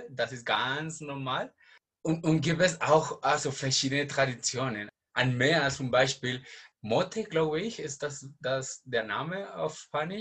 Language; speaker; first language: German; non-native, learner; Spanish